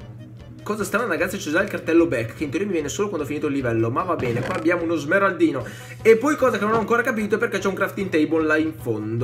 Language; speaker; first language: Italian; native; Italian